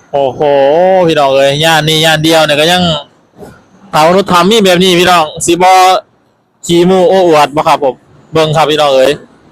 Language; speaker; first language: Thai; native; Thai